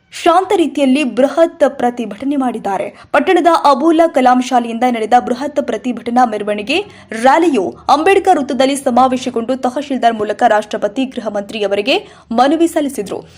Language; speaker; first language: Kannada; native; Kannada